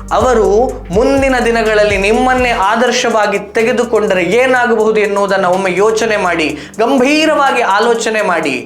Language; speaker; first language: Kannada; native; Kannada